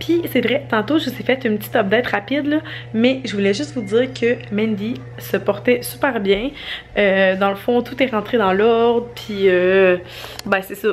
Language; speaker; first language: French; native; French